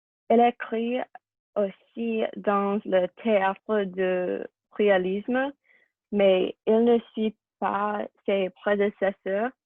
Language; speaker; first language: French; non-native, learner; English